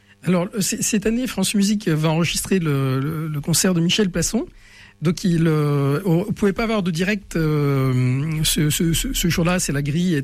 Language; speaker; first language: French; native; French